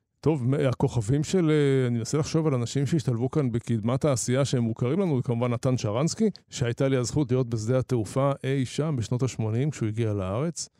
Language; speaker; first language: Hebrew; native; Hebrew